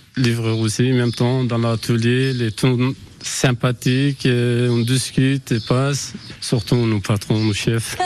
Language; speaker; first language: French; non-native, learner; Kurdish